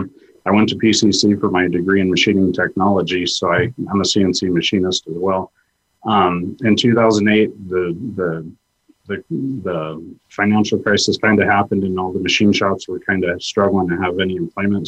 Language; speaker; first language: English; native; English